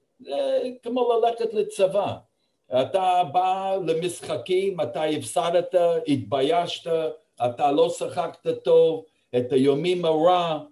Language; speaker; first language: Hebrew; non-native, fluent; English